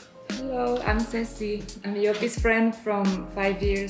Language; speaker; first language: English; non-native, fluent; Spanish